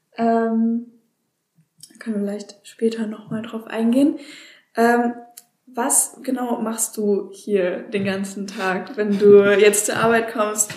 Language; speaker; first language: German; native; German